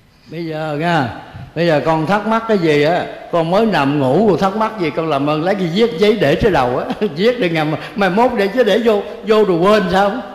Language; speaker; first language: Vietnamese; native; Vietnamese